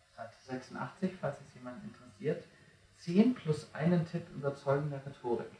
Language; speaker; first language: German; native; German